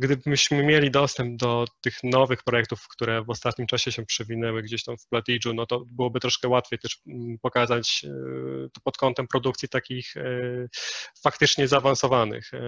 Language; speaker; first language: Polish; native; Polish